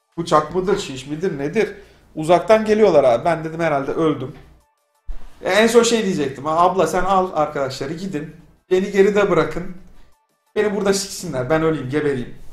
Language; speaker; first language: Turkish; native; Turkish